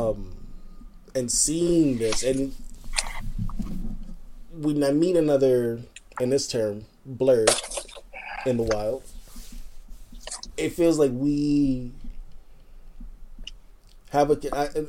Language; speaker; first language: English; native; English